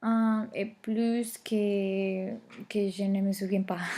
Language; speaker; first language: French; non-native, learner; Spanish